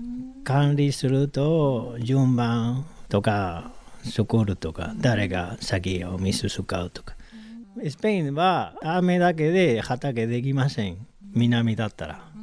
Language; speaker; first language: Japanese; non-native, learner; Spanish